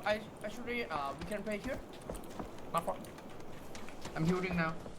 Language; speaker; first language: English; non-native, learner; Thai